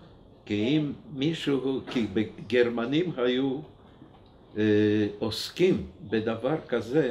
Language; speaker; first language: Hebrew; non-native, fluent; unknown